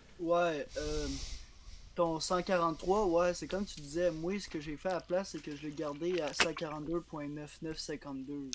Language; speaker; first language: French; native; French